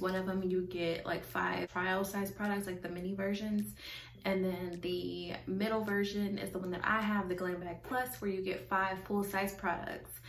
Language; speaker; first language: English; native; English